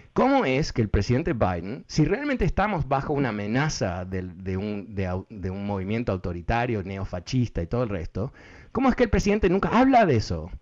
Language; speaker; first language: Spanish; early bilingual, heritage; Spanish